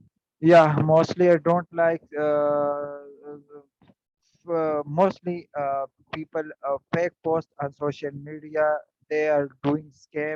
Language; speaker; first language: English; non-native, learner; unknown